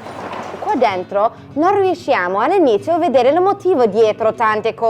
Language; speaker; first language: Italian; non-native, fluent; English